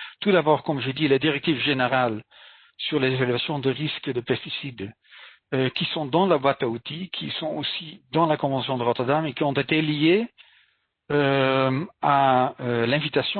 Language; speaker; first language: French; non-native, fluent; Dutch